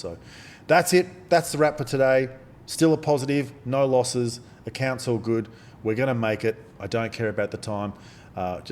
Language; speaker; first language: English; native; English